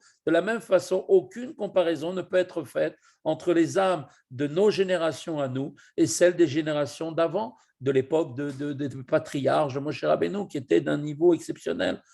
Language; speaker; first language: French; native; French